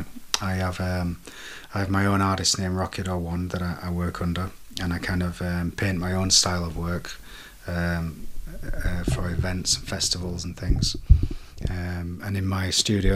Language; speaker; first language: English; native; English